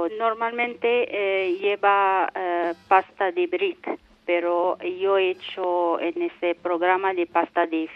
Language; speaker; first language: Spanish; non-native, learner; Arabic